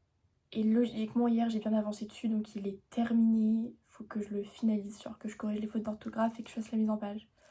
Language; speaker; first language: French; native; French